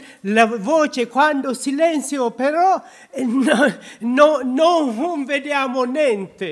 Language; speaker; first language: Italian; non-native, learner; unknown